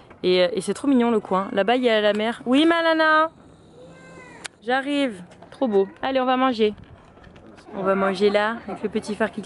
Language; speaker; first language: French; native; French